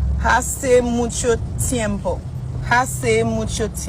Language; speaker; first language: Spanish; non-native, learner; Haitian Creole